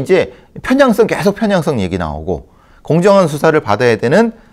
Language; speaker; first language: Korean; native; Korean